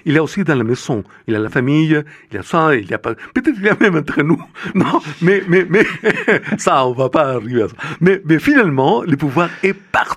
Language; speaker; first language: French; non-native, fluent; Spanish